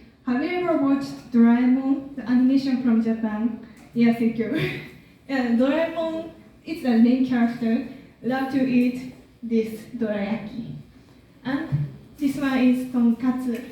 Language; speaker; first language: English; non-native, learner; Japanese